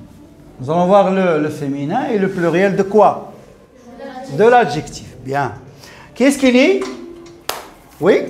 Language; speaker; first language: French; non-native, local second language; Arabic